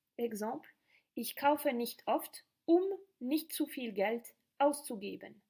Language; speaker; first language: German; non-native, fluent; French